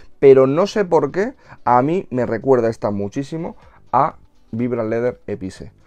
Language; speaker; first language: Spanish; native; Spanish